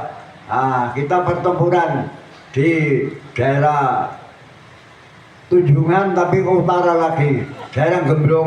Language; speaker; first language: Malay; non-native, local second language; Javanese